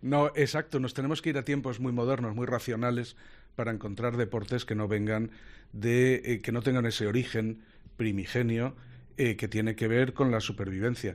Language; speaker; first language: Spanish; native; Spanish